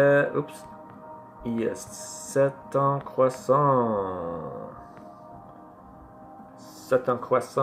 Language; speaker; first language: French; non-native, learner; English